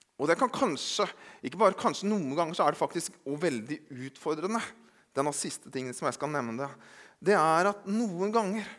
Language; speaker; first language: Norwegian; native; Norwegian